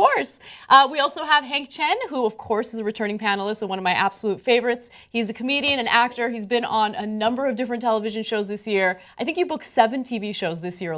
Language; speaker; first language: English; native; English